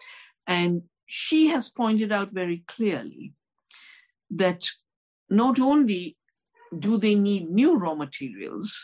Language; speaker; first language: English; non-native, local second language; Hindi